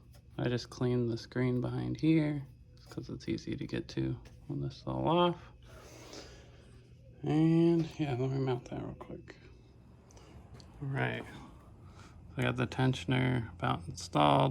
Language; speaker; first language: English; native; English